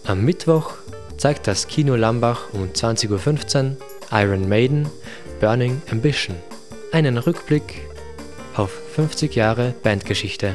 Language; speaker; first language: German; native; German